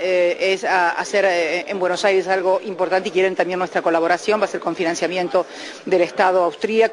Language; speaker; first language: Spanish; native; Spanish